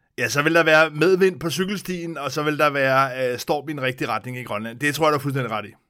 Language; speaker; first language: Danish; native; Danish